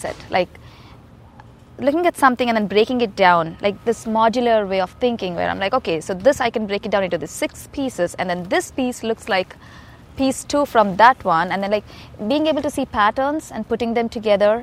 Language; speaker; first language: English; non-native, local second language; Telugu